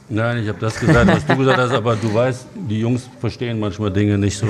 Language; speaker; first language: German; native; German